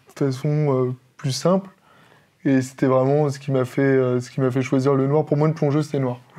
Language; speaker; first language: French; native; French